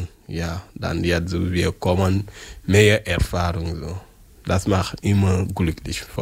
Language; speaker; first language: German; non-native, learner; French